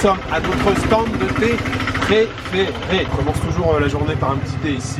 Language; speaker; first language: French; native; French